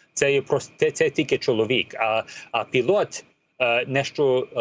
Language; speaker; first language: Ukrainian; early bilingual, heritage; Ukrainian